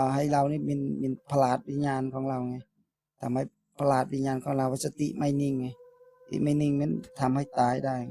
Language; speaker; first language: Thai; non-native, fluent; Khmer